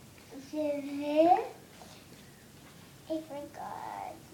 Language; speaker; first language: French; non-native, learner; English